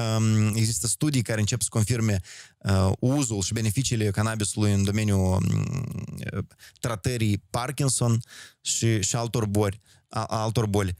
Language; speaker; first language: Romanian; native; Romanian